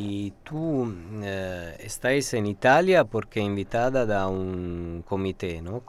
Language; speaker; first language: Spanish; non-native, fluent; Italian